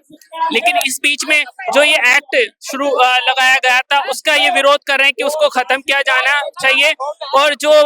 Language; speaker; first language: Hindi; native; Hindi